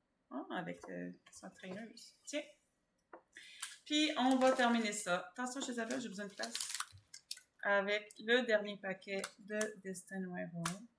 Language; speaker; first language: French; native; French